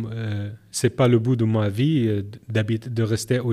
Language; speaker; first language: French; non-native, learner; Arabic